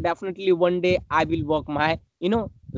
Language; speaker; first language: English; non-native, learner; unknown